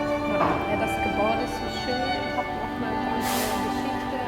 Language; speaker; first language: German; non-native, fluent; Dutch